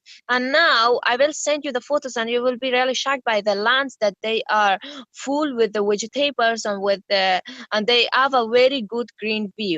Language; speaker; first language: English; non-native, fluent; Persian